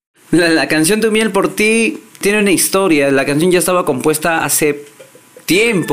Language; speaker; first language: Spanish; native; Spanish